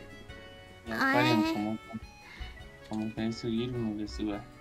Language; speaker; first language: Japanese; non-native, learner; Spanish